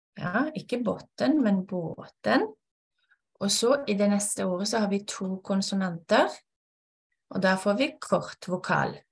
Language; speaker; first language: Norwegian; native; Norwegian